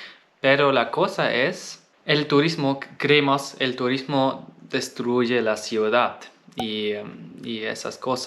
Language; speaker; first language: Spanish; non-native, fluent; German